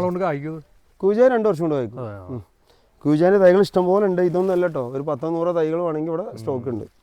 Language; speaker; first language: Malayalam; native; Malayalam